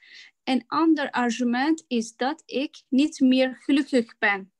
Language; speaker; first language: Dutch; non-native, learner; Turkish